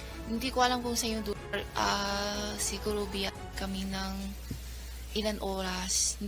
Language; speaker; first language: Filipino; non-native, learner; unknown